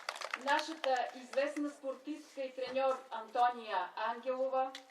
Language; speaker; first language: Bulgarian; native; Bulgarian